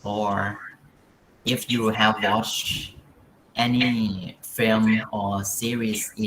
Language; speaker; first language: English; non-native, fluent; Thai